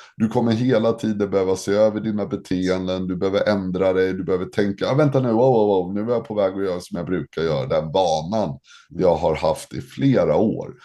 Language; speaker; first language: Swedish; native; Swedish